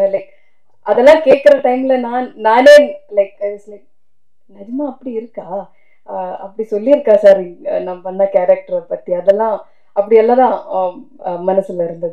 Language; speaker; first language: Tamil; non-native, fluent; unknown